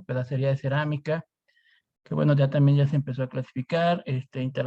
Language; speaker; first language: Spanish; native; Spanish